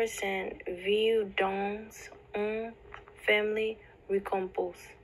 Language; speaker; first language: French; non-native, learner; English